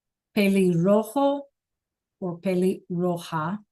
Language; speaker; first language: Spanish; non-native, learner; English